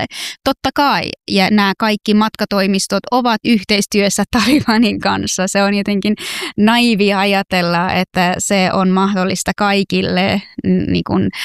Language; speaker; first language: Finnish; non-native, fluent; Persian